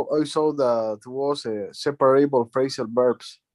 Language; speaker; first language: English; non-native, learner; Spanish